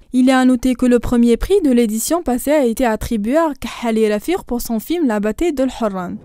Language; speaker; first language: French; non-native, local second language; Arabic